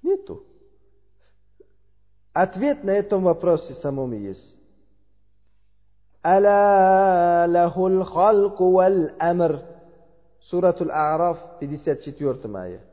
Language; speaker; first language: Russian; non-native, fluent; Uzbek